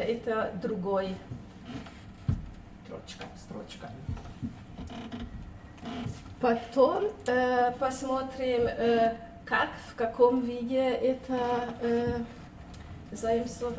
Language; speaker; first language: Russian; non-native, fluent; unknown